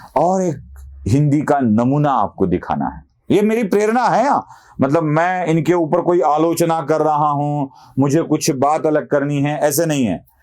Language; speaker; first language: Hindi; non-native, local second language; Marathi